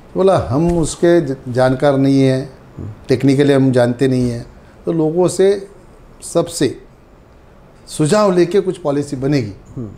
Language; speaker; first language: Hindi; non-native, local second language; Marathi